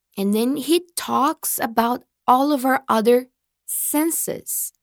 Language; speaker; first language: English; non-native, fluent; Portuguese